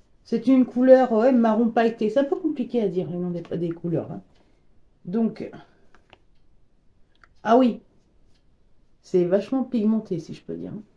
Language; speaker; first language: French; native; French